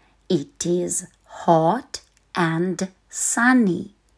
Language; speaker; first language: English; non-native, fluent; Ukrainian